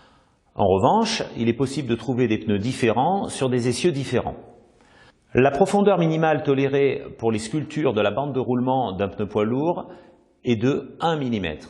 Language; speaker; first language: French; native; French